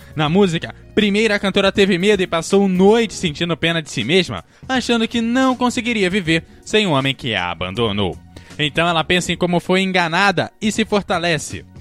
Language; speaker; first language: Portuguese; native; Portuguese